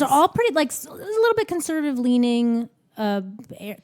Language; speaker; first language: English; native; English